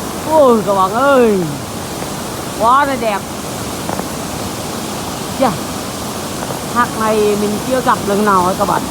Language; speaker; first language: Vietnamese; non-native, local second language; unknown